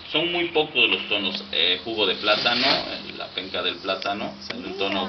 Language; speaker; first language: Spanish; native; Spanish